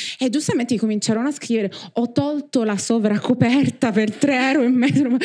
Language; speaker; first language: Italian; native; Italian